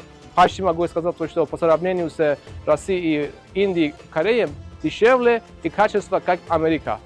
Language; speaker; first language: Russian; non-native, fluent; Azerbaijani